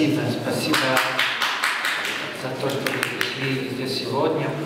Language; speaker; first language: Russian; non-native, fluent; Italian